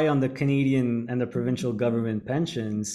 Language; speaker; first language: English; native; English